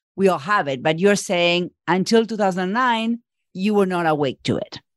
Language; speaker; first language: English; non-native, fluent; Spanish